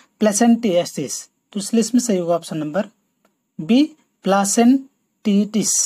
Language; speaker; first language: Hindi; native; Hindi